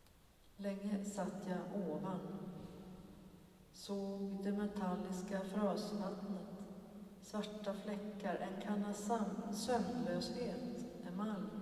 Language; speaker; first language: Swedish; native; Swedish